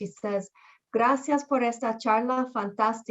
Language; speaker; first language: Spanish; early bilingual, heritage; Spanish